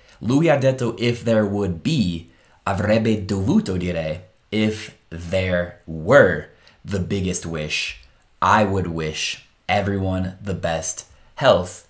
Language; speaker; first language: English; native; English